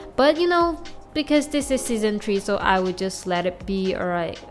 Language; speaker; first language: English; non-native, local second language; Chinese